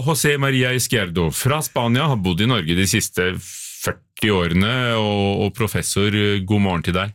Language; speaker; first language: Norwegian; native; Norwegian